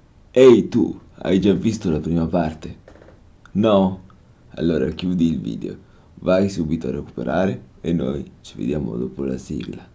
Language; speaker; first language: Italian; native; Italian